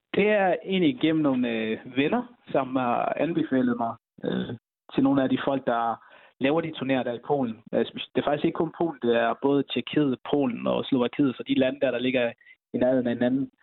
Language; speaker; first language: Danish; early bilingual, other home language; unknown